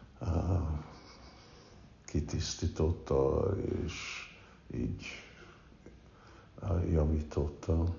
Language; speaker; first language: Hungarian; early bilingual, heritage; Hungarian